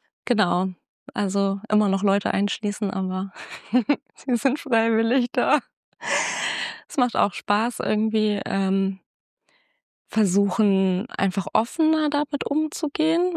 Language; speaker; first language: German; native; German